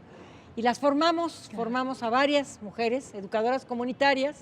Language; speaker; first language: Spanish; native; Spanish